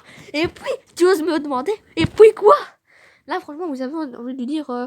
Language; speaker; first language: French; native; French